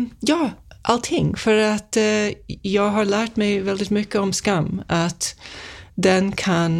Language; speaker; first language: Swedish; non-native, fluent; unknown